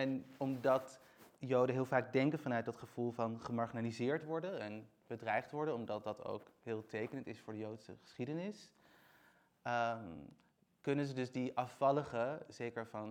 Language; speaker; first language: Dutch; native; Dutch